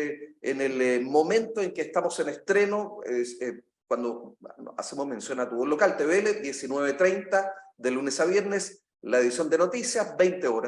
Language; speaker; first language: Spanish; native; Spanish